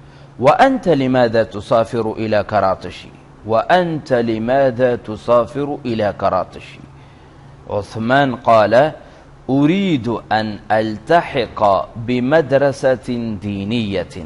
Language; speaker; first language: Arabic; non-native, fluent; Urdu